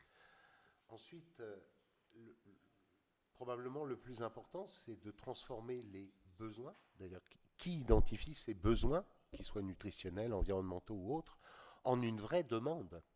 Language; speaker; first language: French; native; French